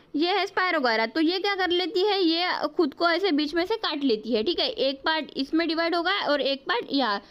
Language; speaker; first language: Hindi; non-native, local second language; Marathi